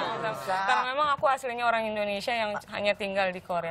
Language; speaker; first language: Indonesian; native; Indonesian